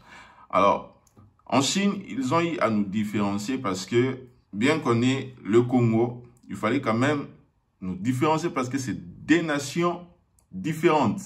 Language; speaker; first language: French; non-native, local second language; Lingala